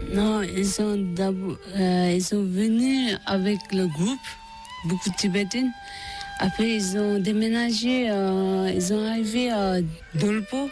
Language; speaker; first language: French; non-native, learner; Tibetan